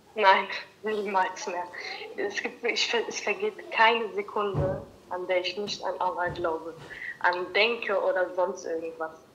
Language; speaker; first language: German; early bilingual, other home language; Italian